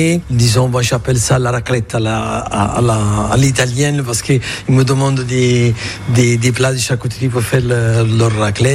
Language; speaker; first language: French; non-native, fluent; Italian